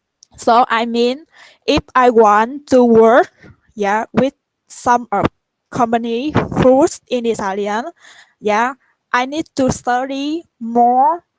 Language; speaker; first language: English; non-native, learner; Vietnamese